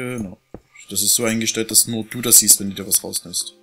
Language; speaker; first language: German; native; German